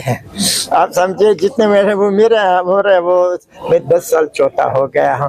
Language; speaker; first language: Hindi; non-native, fluent; Uzbek